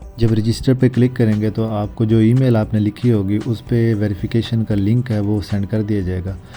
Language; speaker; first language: Urdu; native; Urdu